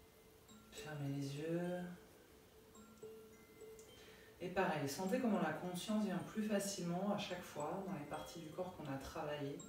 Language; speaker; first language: French; native; French